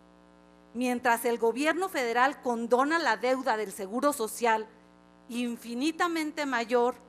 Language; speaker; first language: Spanish; native; Spanish